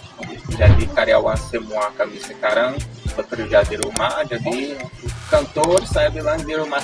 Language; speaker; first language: Indonesian; non-native, fluent; Portuguese